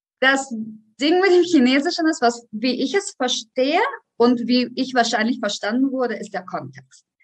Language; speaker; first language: German; early bilingual, other home language; Russian